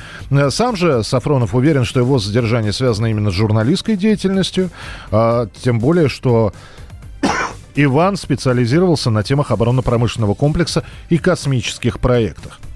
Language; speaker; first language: Russian; native; Russian